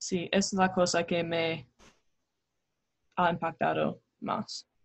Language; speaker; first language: Spanish; non-native, learner; English